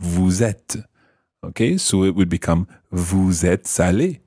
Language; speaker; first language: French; non-native, fluent; English